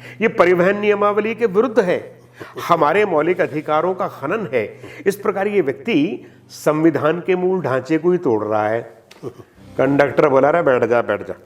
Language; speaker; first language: Hindi; non-native, local second language; Punjabi